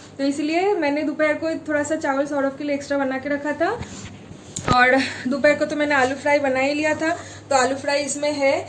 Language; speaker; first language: Hindi; native; Hindi